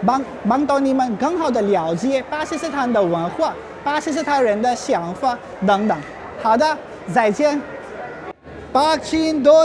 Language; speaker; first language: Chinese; non-native, fluent; Urdu